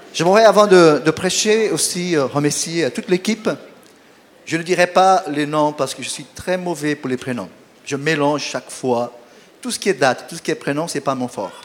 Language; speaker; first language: French; non-native, fluent; Portuguese